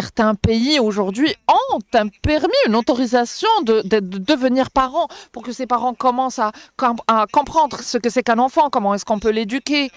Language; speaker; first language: French; non-native, local second language; Arabic